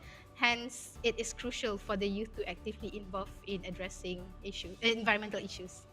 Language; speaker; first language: English; non-native, fluent; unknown